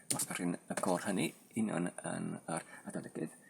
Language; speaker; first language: Welsh; non-native, learner; Polish